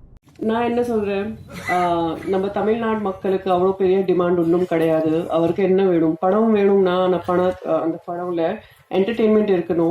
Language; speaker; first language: Tamil; non-native, fluent; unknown